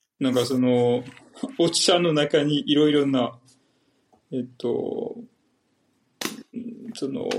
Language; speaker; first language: Japanese; non-native, fluent; French